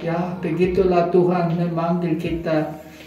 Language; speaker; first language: Indonesian; non-native, fluent; German